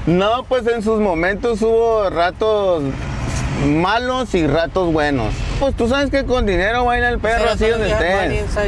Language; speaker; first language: Spanish; native; Spanish